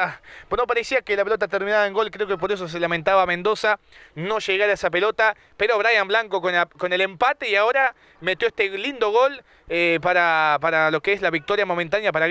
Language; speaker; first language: Spanish; native; Spanish